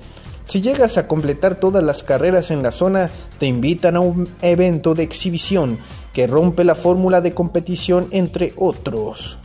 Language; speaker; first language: Spanish; native; Spanish